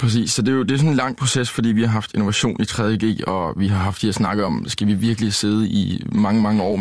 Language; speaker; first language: Danish; native; Danish